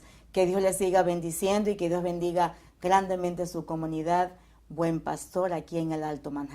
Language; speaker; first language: Spanish; native; Spanish